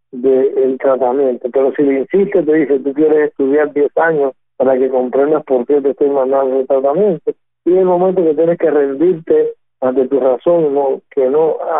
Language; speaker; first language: Spanish; native; Spanish